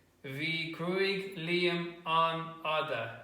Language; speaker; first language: Irish; non-native, local second language; English